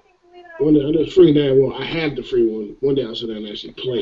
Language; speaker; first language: English; native; English